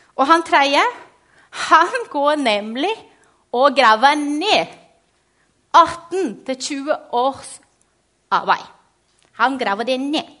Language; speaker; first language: Norwegian; non-native, fluent; Portuguese